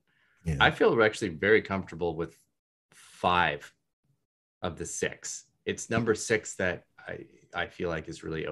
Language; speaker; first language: English; native; English